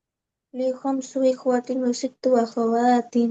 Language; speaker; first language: Arabic; non-native, learner; Bangla